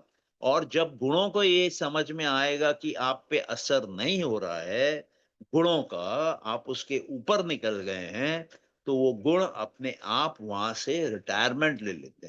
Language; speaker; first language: Hindi; native; Hindi